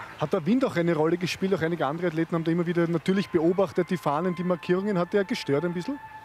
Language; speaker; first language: German; native; German